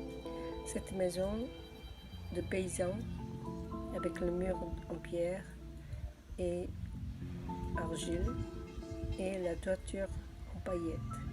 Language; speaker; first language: French; non-native, learner; Korean